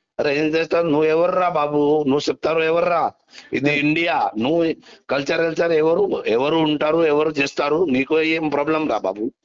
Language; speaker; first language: Telugu; non-native, local second language; Hindi